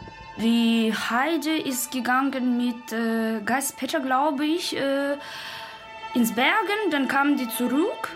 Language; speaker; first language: German; non-native, learner; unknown